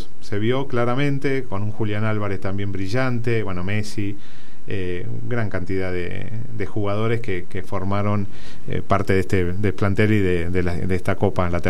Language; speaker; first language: Spanish; native; Spanish